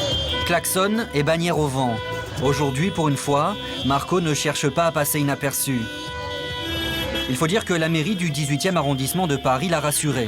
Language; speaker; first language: French; native; French